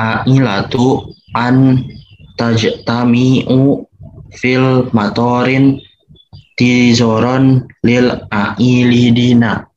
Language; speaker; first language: Arabic; non-native, learner; Indonesian